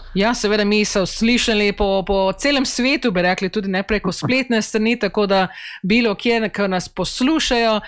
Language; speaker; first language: Slovenian; early bilingual, heritage; Slovenian